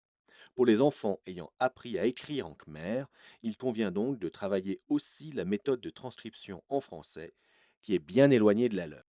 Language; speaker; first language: French; native; French